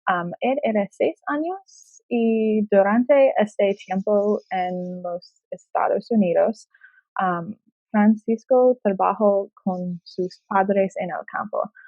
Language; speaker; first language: Spanish; non-native, learner; English